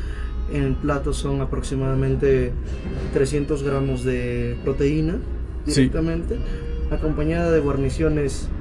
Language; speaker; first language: Spanish; native; Spanish